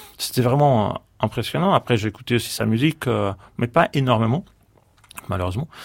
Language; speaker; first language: French; non-native, fluent; Greek